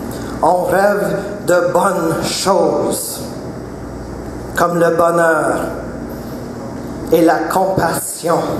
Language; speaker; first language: French; non-native, local second language; English